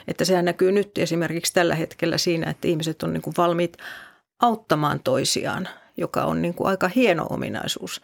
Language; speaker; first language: Finnish; native; Finnish